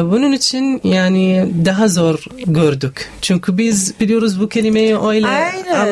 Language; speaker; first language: Turkish; non-native, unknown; Arabic